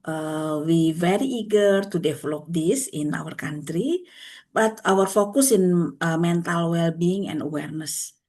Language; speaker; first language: English; non-native, learner; Indonesian